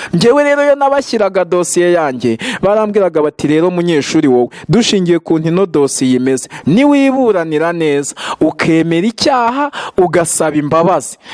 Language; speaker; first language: Kinyarwanda; native; Kinyarwanda